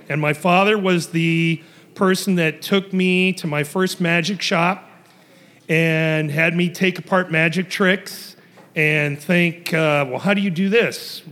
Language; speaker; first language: English; native; English